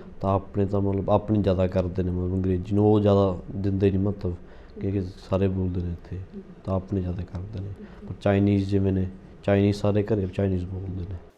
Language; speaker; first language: Punjabi; early bilingual, heritage; Punjabi